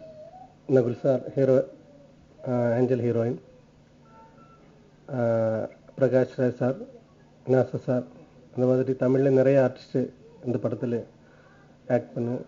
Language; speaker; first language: Tamil; non-native, learner; Malayalam